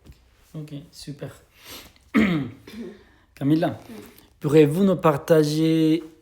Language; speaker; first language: French; non-native, fluent; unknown